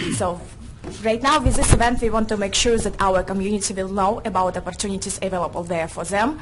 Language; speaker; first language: English; non-native, fluent; Russian